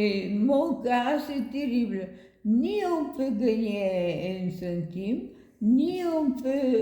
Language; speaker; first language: French; non-native, fluent; Bulgarian